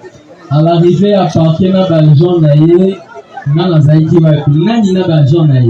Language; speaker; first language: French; non-native, local second language; Lingala